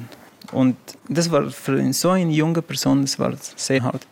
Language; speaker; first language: German; non-native, fluent; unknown